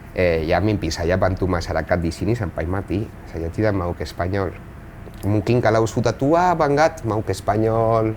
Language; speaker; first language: Indonesian; non-native, fluent; Spanish